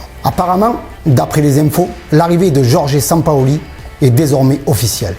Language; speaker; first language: French; native; French